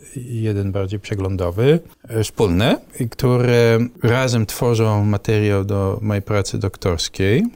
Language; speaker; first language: Polish; non-native, fluent; Dutch